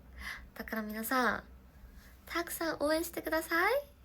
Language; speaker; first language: Japanese; non-native, learner; Korean